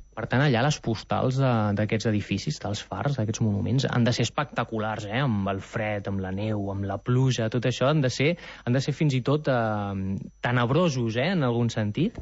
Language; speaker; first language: Catalan; native; Catalan